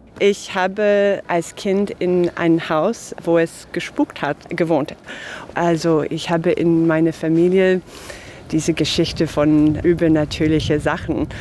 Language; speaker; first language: German; non-native, fluent; English